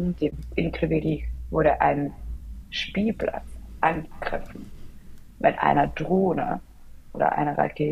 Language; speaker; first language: German; non-native, fluent; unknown